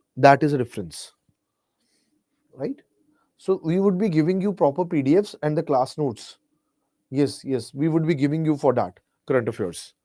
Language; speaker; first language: English; non-native, local second language; Hindi